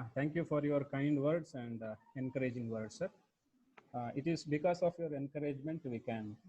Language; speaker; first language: English; non-native, local second language; Kannada